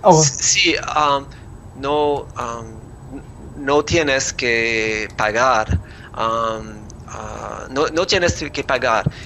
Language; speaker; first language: Spanish; non-native, learner; English